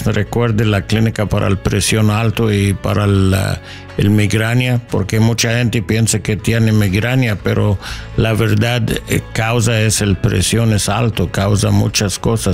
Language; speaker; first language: Spanish; non-native, learner; English